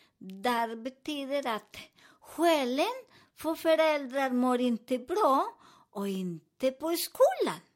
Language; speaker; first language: Swedish; non-native, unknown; Spanish